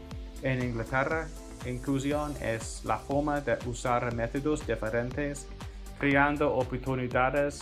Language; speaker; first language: Spanish; non-native, fluent; English